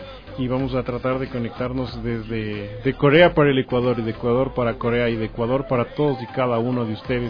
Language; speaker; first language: Spanish; native; Spanish